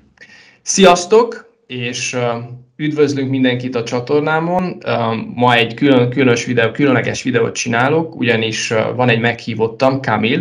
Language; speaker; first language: Hungarian; non-native, fluent; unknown